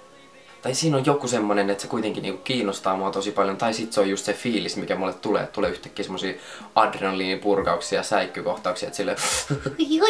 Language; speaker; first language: Finnish; native; Finnish